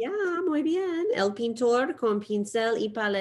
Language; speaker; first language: Spanish; non-native, fluent; English